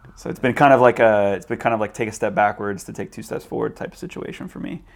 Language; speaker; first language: English; native; English